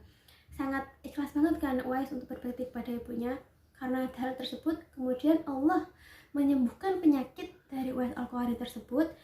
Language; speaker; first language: Indonesian; native; Indonesian